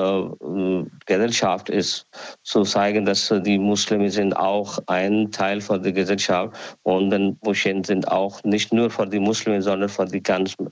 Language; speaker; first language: German; non-native, learner; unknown